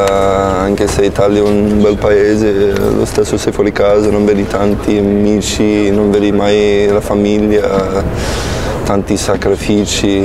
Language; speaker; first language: Italian; non-native, fluent; English